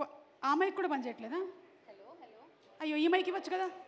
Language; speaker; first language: Telugu; native; Telugu